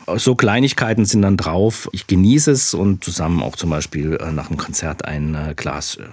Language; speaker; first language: German; native; German